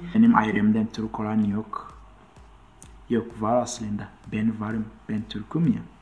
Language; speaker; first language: Turkish; non-native, fluent; Kinyarwanda